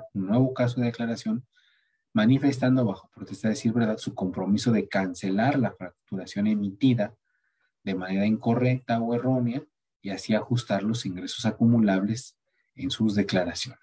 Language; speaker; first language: Spanish; native; Spanish